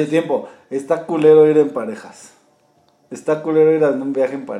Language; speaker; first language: Spanish; native; Spanish